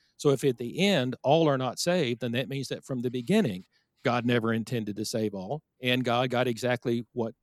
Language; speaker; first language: English; native; English